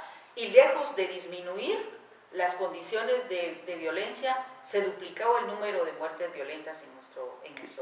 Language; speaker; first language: Spanish; native; Spanish